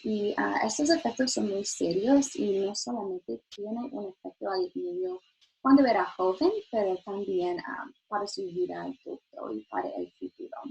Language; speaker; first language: Spanish; non-native, learner; English